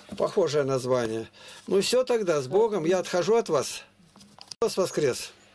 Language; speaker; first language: Russian; native; Russian